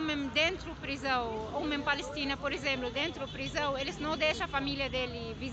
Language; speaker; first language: Portuguese; non-native, learner; Arabic